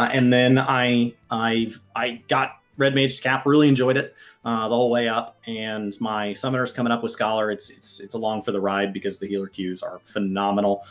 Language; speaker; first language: English; native; English